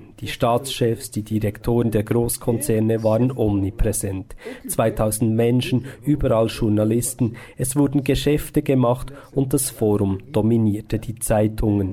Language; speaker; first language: German; native; German